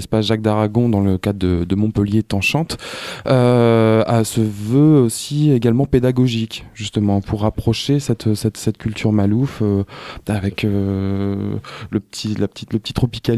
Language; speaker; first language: French; native; French